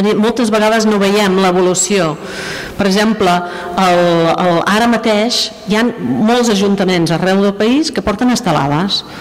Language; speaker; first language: Catalan; non-native, fluent; English